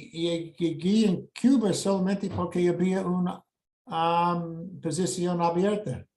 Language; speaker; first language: Spanish; non-native, fluent; English